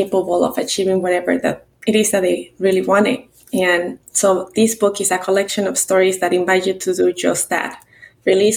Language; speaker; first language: English; non-native, fluent; Spanish